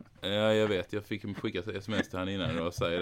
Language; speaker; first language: Swedish; native; Swedish